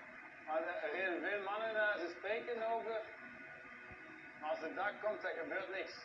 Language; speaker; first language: Dutch; non-native, local second language; French